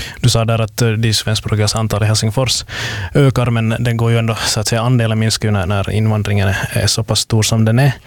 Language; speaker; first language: Swedish; native; Swedish